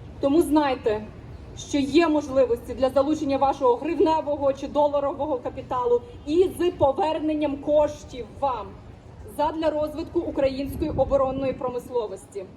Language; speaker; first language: Ukrainian; native; Ukrainian